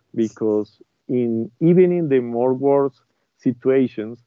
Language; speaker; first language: English; non-native, learner; Spanish